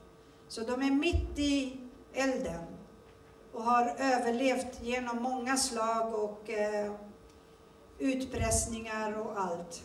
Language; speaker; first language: Swedish; early bilingual, other home language; Turoyo